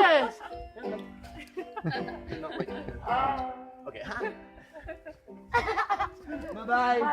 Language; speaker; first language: English; non-native, fluent; French